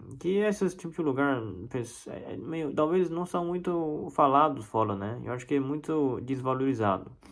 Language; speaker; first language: Portuguese; non-native, fluent; Chinese